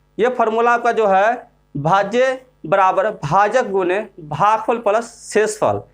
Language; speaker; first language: Hindi; native; Hindi